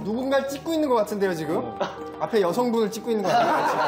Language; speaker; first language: Korean; native; Korean